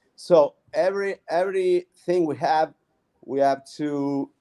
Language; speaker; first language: English; non-native, fluent; Italian